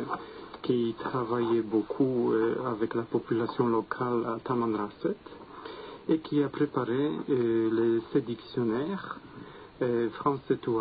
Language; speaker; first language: French; non-native, fluent; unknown